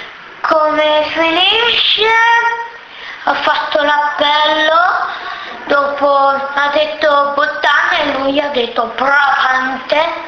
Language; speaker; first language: Italian; early bilingual, other home language; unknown